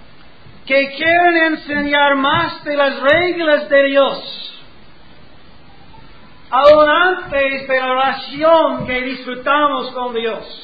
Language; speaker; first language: Spanish; non-native, learner; English